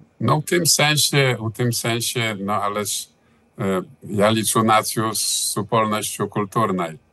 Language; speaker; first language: Belarusian; early bilingual, heritage; Belarusian